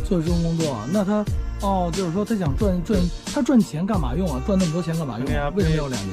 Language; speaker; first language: Chinese; native; Chinese